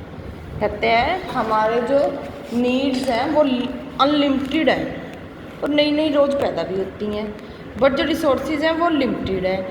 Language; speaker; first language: Hindi; native; Hindi